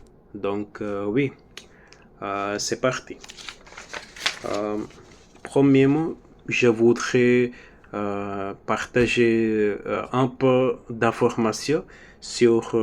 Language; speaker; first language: French; non-native, learner; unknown